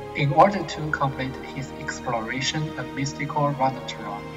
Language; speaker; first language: English; non-native, learner; Chinese